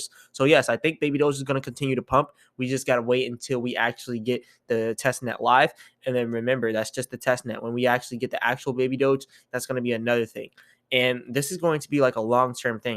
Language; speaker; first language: English; native; English